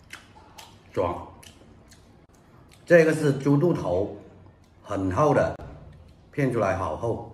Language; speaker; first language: Chinese; native; Chinese